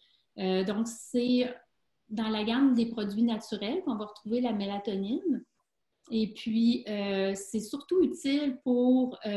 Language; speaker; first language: French; native; French